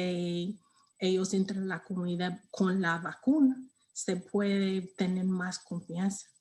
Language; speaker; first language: Spanish; non-native, learner; English